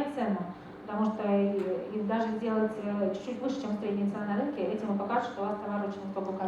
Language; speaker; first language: Russian; native; Russian